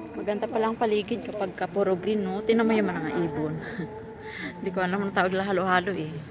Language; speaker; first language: Filipino; non-native, local second language; Cebuano